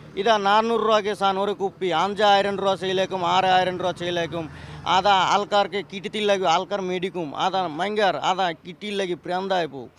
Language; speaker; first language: Malayalam; non-native, local second language; Bangla